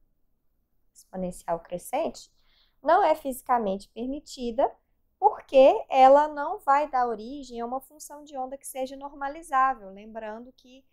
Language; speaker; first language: Portuguese; native; Portuguese